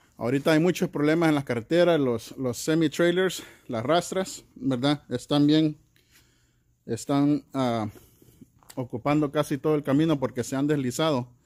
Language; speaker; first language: Spanish; native; Spanish